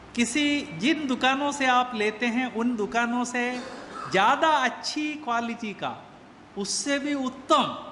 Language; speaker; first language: Hindi; native; Hindi